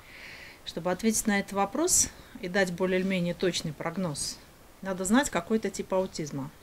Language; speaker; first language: Russian; native; Russian